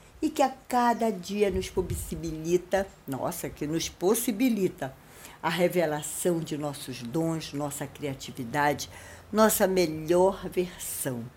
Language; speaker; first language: Portuguese; native; Portuguese